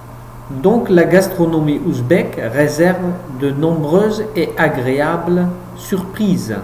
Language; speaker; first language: French; non-native, fluent; Uzbek